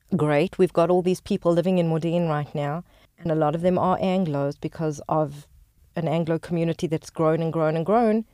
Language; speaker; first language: English; native; English